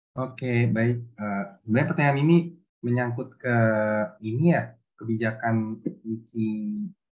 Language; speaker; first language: Indonesian; native; Indonesian